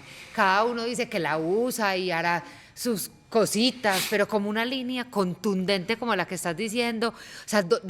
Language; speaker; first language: Spanish; native; Spanish